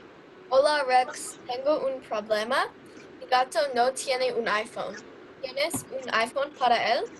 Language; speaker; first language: Spanish; non-native, learner; English